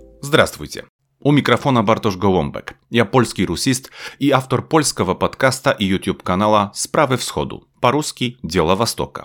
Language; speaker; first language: Russian; non-native, fluent; Polish